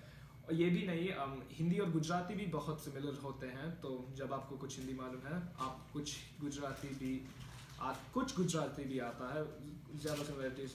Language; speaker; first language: Hindi; non-native, learner; Malayalam